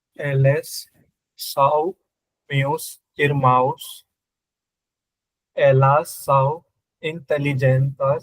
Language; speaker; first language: Portuguese; non-native, learner; Hindi